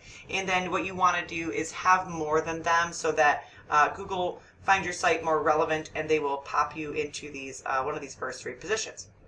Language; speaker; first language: English; native; English